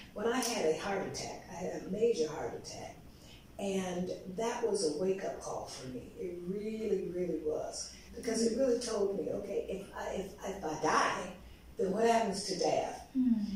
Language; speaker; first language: English; native; English